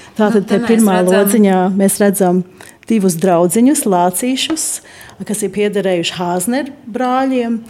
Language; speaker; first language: Latvian; early bilingual, heritage; Latvian